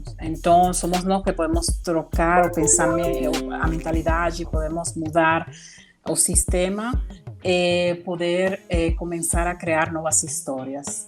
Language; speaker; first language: Portuguese; non-native, fluent; Spanish